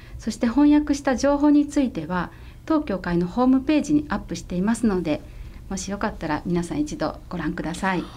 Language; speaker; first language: Japanese; non-native, fluent; Chinese